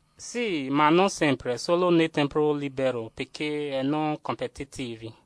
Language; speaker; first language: Italian; non-native, learner; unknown